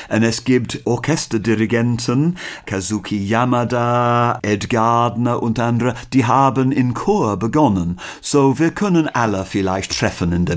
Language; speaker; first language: German; non-native, learner; English